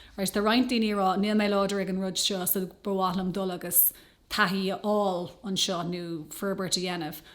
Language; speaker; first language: Irish; non-native, local second language; English